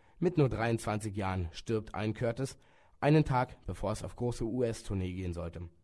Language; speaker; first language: German; native; German